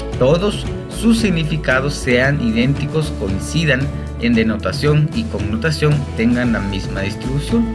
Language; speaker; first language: Spanish; non-native, local second language; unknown